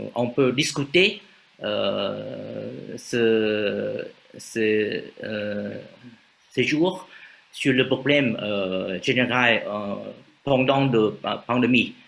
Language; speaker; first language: French; non-native, fluent; Vietnamese